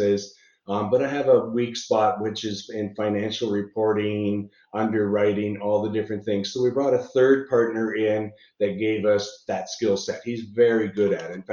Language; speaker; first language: English; native; English